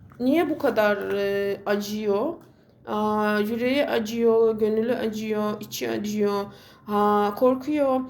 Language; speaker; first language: Turkish; non-native, fluent; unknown